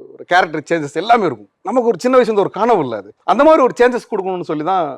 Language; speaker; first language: Tamil; native; Tamil